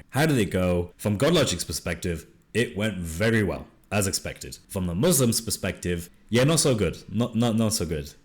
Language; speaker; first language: English; native; English